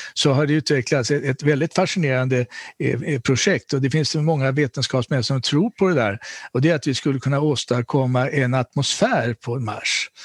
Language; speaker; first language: Swedish; native; Swedish